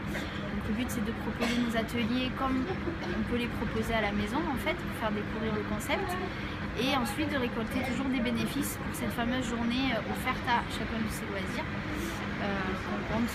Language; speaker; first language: French; native; French